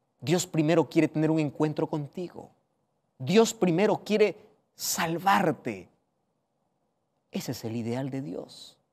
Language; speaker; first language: Spanish; native; Spanish